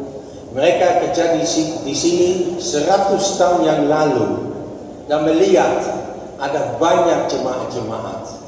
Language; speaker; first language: Indonesian; non-native, fluent; Dutch